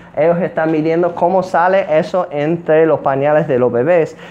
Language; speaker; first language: Spanish; non-native, fluent; English